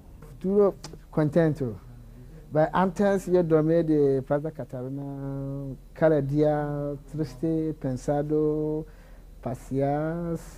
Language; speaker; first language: Spanish; non-native, learner; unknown